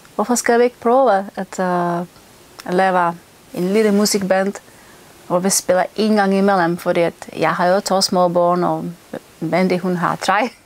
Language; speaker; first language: Danish; non-native, fluent; Czech